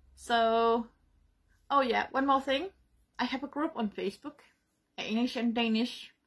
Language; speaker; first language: English; non-native, learner; Danish